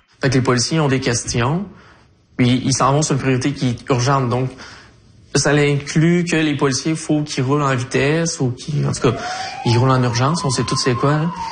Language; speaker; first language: French; native; French